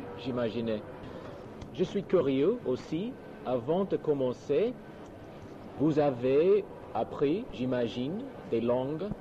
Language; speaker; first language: French; non-native, fluent; English